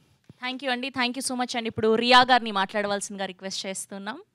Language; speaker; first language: Telugu; native; Telugu